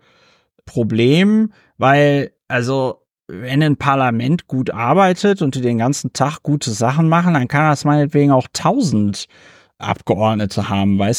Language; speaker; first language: German; native; German